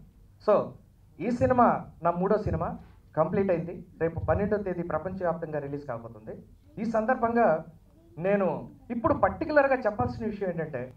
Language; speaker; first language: Telugu; native; Telugu